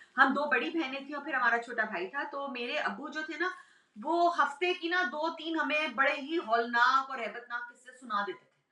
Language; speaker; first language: Urdu; native; Urdu